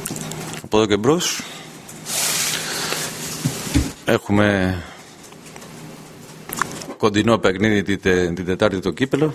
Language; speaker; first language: Greek; non-native, fluent; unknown